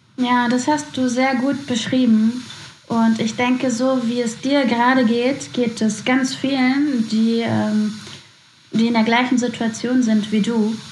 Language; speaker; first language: German; native; German